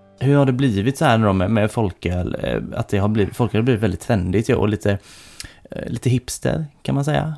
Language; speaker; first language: Swedish; native; Swedish